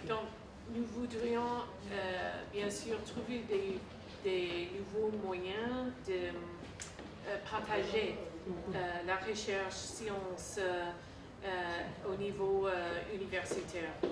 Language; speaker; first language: French; non-native, fluent; English